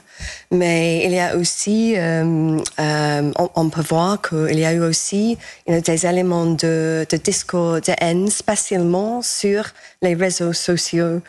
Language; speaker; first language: French; non-native, fluent; English